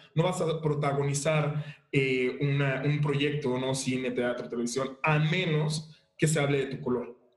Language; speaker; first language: Spanish; early bilingual, other home language; Haitian Creole